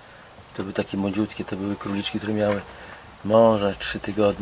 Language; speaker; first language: Polish; native; Polish